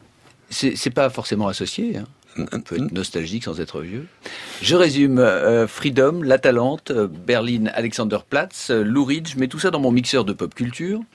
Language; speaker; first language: French; native; French